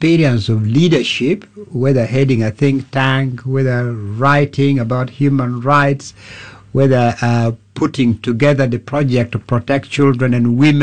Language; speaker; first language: English; non-native, local second language; Acoli